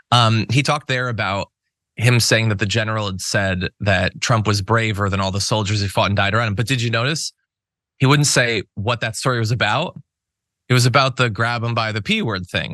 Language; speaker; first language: English; native; English